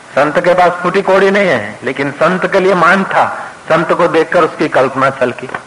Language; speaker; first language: Hindi; non-native, local second language; Sindhi